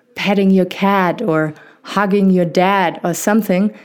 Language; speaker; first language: English; non-native, fluent; German